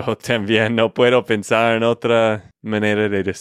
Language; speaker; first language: Spanish; non-native, fluent; English